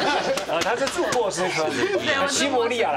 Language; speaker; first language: Chinese; native; Chinese